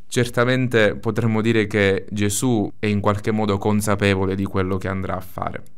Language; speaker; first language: Italian; native; Italian